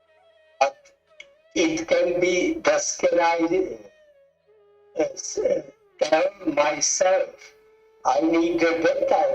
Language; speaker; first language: English; non-native, learner; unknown